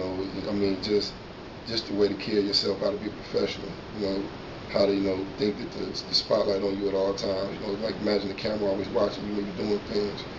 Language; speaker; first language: English; native; English